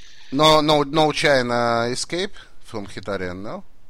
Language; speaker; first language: English; non-native, fluent; Russian